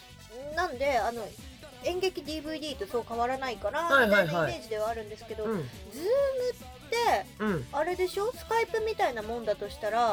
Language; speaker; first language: Japanese; native; Japanese